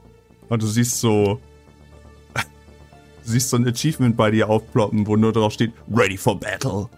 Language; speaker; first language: German; native; German